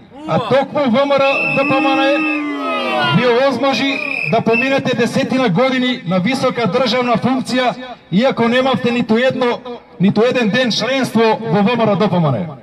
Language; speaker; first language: Macedonian; native; Macedonian